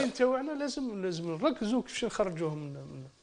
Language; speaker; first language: Arabic; native; Arabic